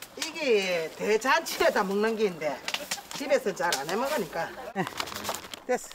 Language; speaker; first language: Korean; native; Korean